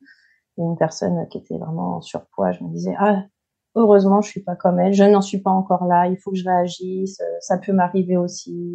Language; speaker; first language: French; native; French